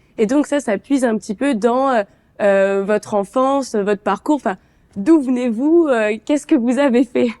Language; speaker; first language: French; native; French